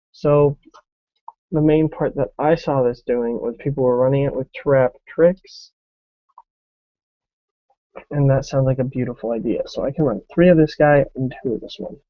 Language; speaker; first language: English; native; English